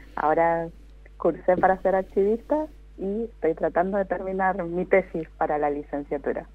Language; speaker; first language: Spanish; non-native, local second language; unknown